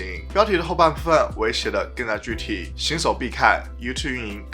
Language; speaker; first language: Chinese; native; Chinese